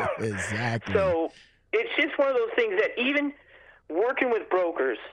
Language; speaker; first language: English; native; English